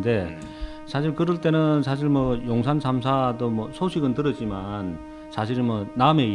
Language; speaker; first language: Korean; native; Korean